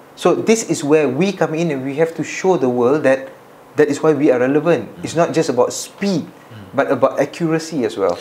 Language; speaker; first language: English; non-native, local second language; Malay